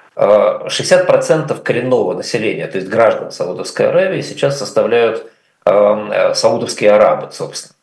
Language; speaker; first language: Russian; native; Russian